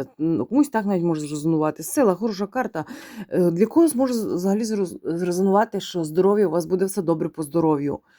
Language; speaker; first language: Ukrainian; non-native, local second language; Russian